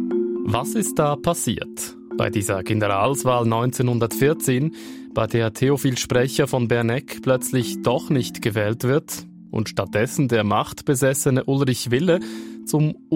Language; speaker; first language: German; native; German